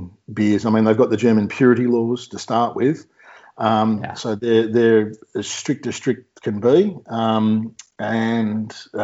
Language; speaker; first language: English; native; English